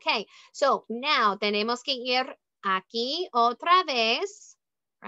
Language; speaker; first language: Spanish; non-native, learner; English